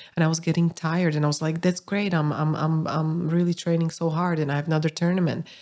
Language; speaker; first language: English; non-native, fluent; Slovak